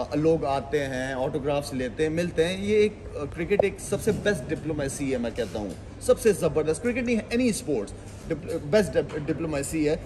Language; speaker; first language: Urdu; non-native, local second language; Pashto